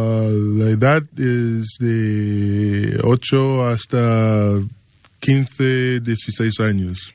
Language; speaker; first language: Spanish; non-native, learner; English